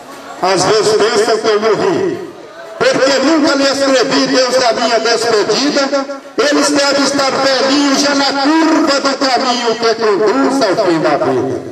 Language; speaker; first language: Portuguese; native; Portuguese